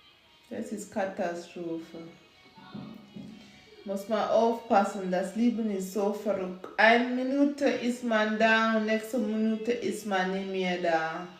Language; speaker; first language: German; non-native, learner; English